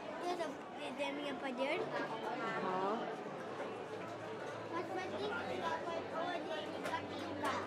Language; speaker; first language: Russian; early bilingual, heritage; Russian